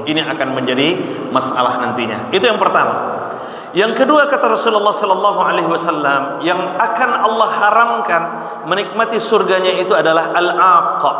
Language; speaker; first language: Indonesian; native; Indonesian